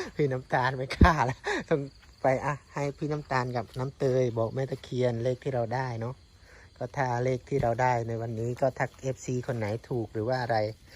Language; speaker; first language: Thai; non-native, local second language; Northern Khmer